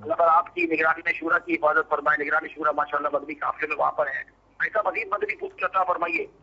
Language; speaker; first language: Urdu; native; Urdu